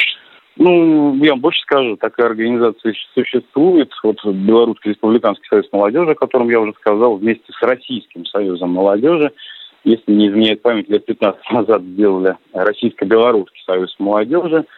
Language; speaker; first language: Russian; native; Russian